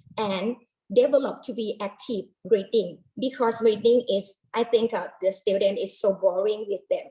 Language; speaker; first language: English; non-native, learner; Thai